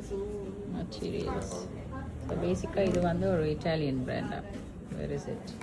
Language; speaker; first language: Tamil; native; Tamil